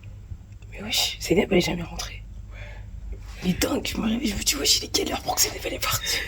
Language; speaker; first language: French; native; French